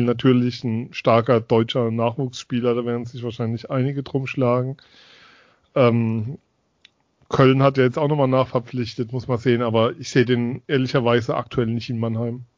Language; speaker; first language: German; native; German